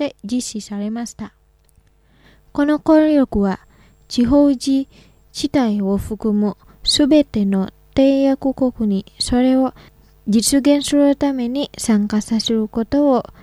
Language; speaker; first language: Japanese; non-native, fluent; Indonesian